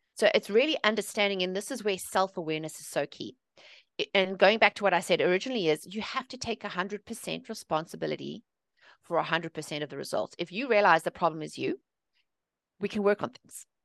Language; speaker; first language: English; native; English